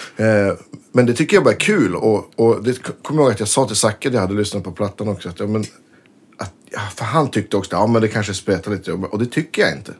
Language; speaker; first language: Swedish; native; Swedish